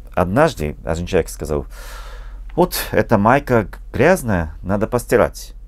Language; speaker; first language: Russian; non-native, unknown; Japanese